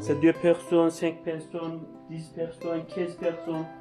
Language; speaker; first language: French; non-native, learner; Turkish